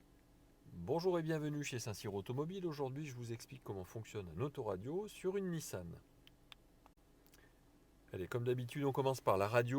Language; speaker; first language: French; native; French